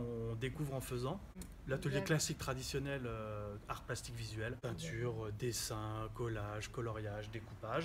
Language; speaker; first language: French; native; French